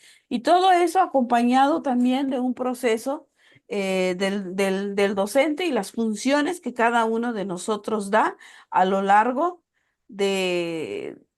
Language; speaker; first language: Spanish; native; Spanish